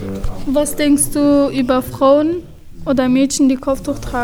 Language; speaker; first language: German; early bilingual, other home language; Turkish